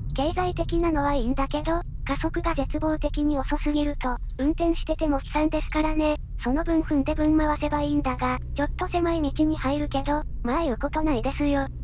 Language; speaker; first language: Japanese; native; Japanese